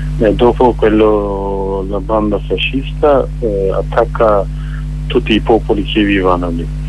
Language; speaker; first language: Italian; non-native, learner; Kurdish